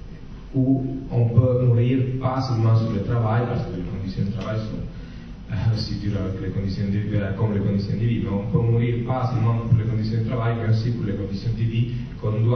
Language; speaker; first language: French; non-native, fluent; Italian